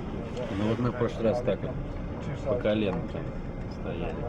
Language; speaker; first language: Russian; native; Russian